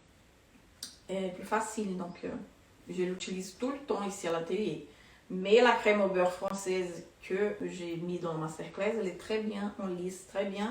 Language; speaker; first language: French; non-native, fluent; Portuguese